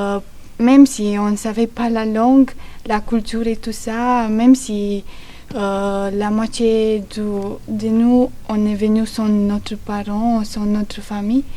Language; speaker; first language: French; non-native, learner; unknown